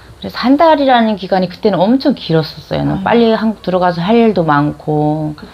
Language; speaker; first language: Korean; native; Korean